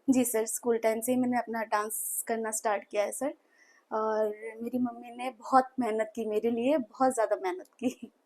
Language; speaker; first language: Hindi; non-native, local second language; Bangla